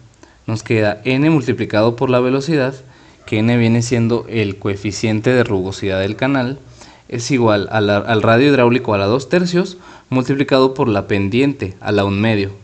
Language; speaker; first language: Spanish; native; Spanish